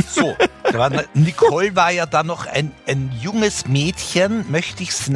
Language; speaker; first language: German; native; German